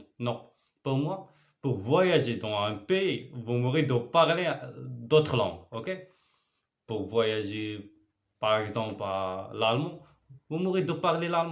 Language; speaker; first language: French; non-native, learner; Arabic